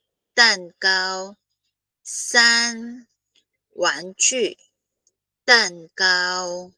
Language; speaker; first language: Chinese; non-native, fluent; Filipino